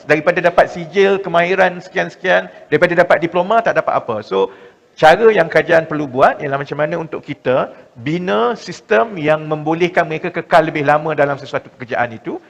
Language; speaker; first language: Malay; native; Malay